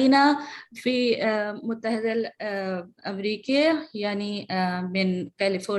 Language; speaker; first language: Arabic; non-native, learner; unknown